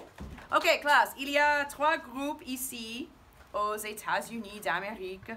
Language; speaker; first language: French; non-native, fluent; English